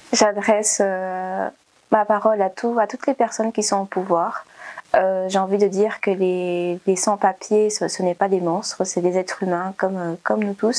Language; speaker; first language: French; early bilingual, other home language; Portuguese